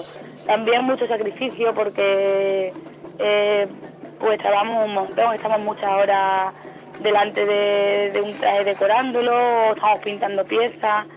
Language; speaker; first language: Spanish; native; Spanish